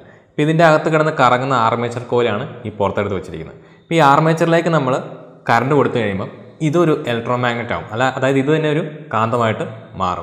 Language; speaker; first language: Malayalam; native; Malayalam